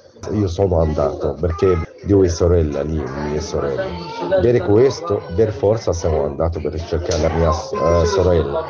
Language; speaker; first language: Italian; non-native, learner; Arabic